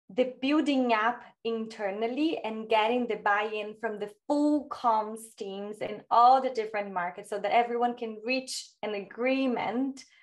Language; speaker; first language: English; non-native, fluent; Portuguese